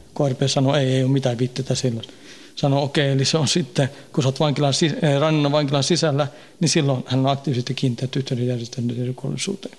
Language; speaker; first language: Finnish; early bilingual, heritage; Finnish